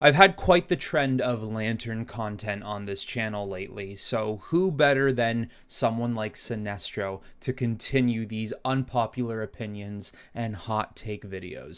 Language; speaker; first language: English; native; English